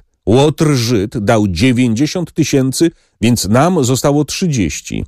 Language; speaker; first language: Polish; native; Polish